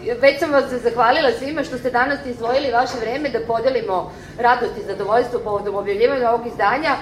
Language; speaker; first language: Serbian; native; Serbian